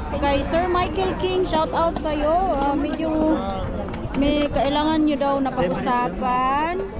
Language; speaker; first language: Filipino; native; Filipino